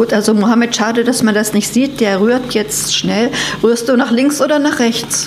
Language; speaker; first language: German; native; German